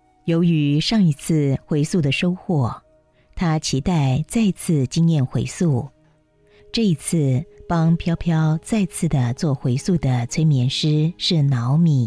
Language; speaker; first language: Chinese; native; Chinese